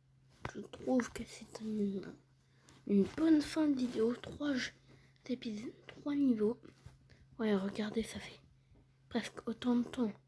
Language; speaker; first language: French; native; French